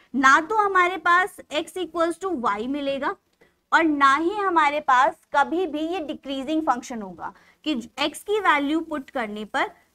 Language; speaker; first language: Hindi; native; Hindi